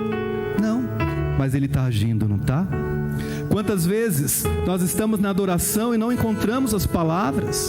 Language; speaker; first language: Portuguese; native; Portuguese